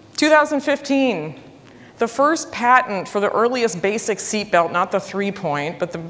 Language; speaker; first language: English; native; English